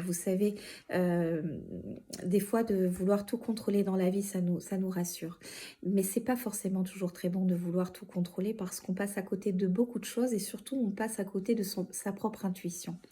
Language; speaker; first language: French; native; French